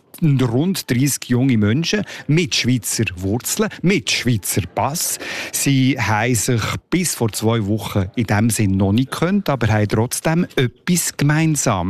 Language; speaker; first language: German; native; German